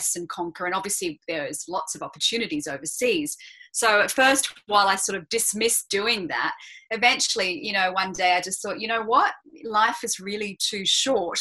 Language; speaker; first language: English; native; English